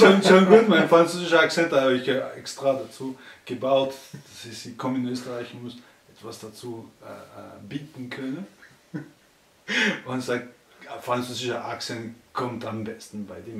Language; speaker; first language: German; non-native, learner; French